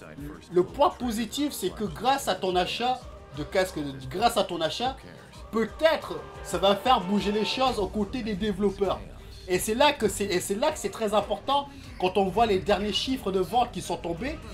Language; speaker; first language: French; native; French